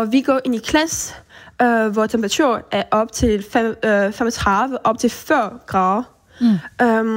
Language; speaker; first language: Danish; early bilingual, heritage; French